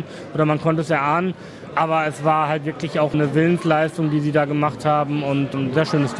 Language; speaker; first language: German; native; German